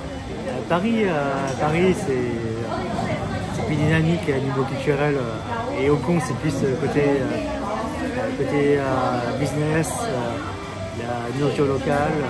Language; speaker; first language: French; non-native, fluent; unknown